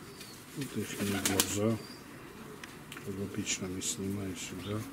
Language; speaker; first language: Russian; non-native, local second language; Georgian